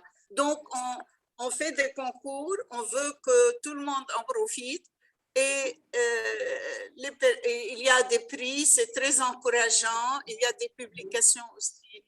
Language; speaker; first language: French; non-native, local second language; Arabic